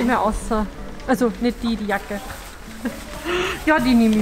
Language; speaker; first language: German; native; German